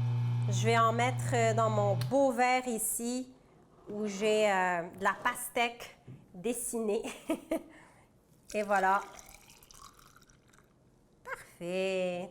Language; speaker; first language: French; non-native, local second language; Arabic